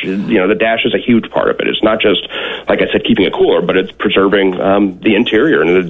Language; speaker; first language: English; native; English